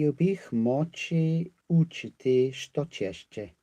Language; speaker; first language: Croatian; non-native, learner; English